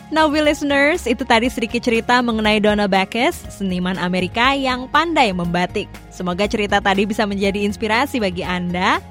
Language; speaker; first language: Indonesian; native; Indonesian